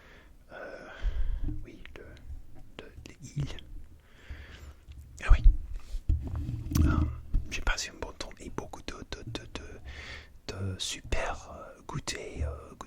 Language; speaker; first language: French; non-native, learner; English